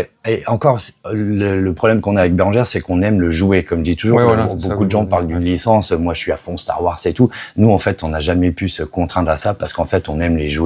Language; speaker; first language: French; native; French